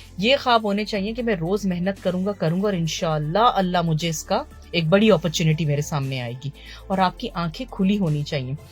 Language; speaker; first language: Urdu; early bilingual, heritage; Urdu